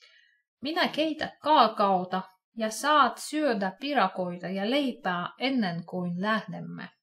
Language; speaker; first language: Finnish; non-native, fluent; Russian